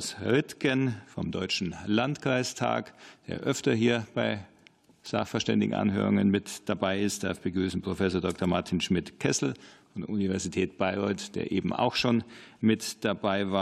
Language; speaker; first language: German; native; German